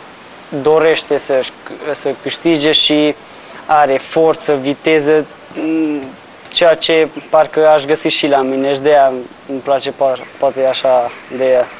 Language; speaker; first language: Romanian; non-native, local second language; Hungarian